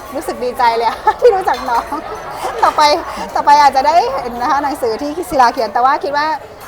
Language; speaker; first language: Thai; native; Thai